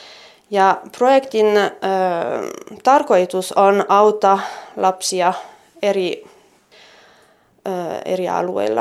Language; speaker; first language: Finnish; non-native, fluent; French